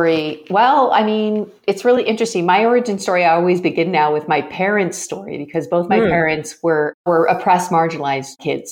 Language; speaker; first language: English; native; English